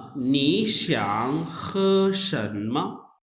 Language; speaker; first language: Chinese; non-native, fluent; Urdu